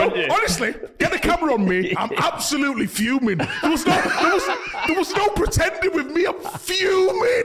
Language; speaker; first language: English; native; English